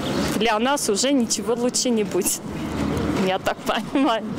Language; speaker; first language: Russian; non-native, local second language; Armenian